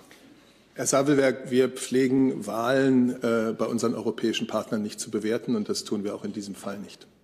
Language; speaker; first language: German; native; German